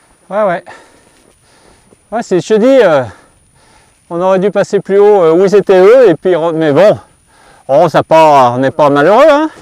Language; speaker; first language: French; native; French